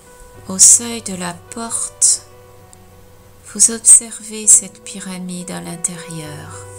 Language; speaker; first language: French; native; French